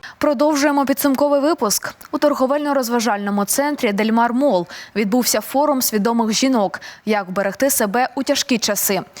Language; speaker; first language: Ukrainian; native; Ukrainian